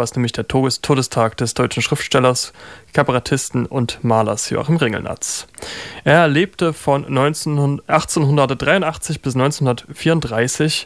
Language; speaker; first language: German; native; German